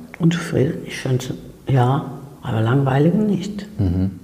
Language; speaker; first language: German; non-native, fluent; Spanish